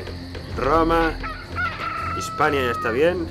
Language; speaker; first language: Spanish; native; Spanish